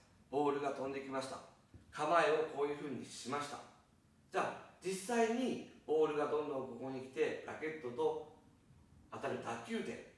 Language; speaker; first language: Japanese; native; Japanese